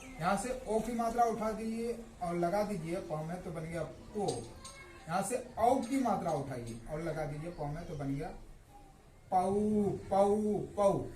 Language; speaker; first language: Hindi; native; Hindi